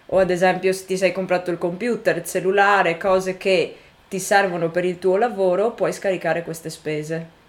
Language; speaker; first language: Italian; native; Italian